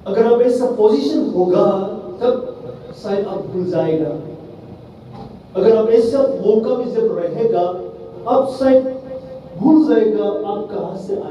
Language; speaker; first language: Hindi; non-native, local second language; Bodo